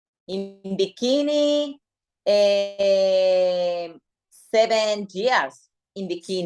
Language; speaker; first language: English; non-native, learner; Spanish